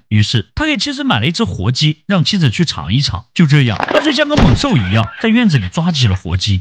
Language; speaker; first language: Chinese; native; Chinese